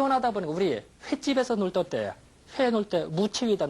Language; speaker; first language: Korean; native; Korean